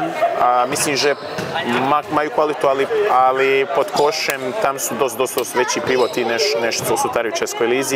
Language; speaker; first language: Czech; non-native, learner; Croatian